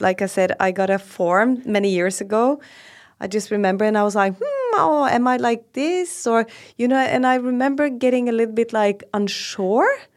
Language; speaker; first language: English; non-native, fluent; Norwegian